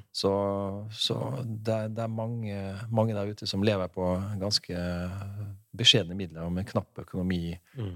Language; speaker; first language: Norwegian; native; Norwegian